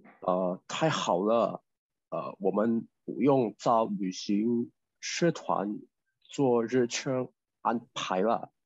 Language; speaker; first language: Chinese; non-native, learner; Indonesian